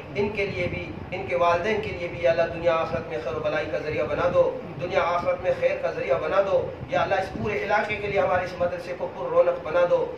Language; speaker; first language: Urdu; non-native, local second language; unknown